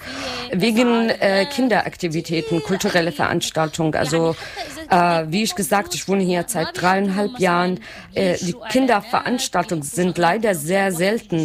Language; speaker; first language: German; non-native, learner; Arabic